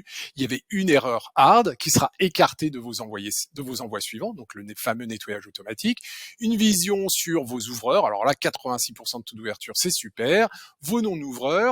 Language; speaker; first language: French; native; French